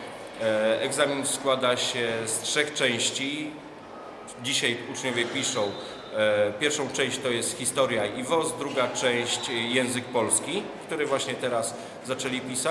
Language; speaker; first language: Polish; native; Polish